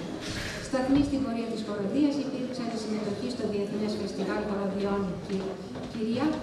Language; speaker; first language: Greek; native; Greek